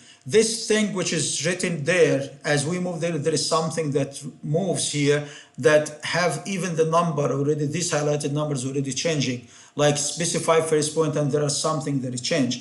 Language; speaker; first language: English; non-native, fluent; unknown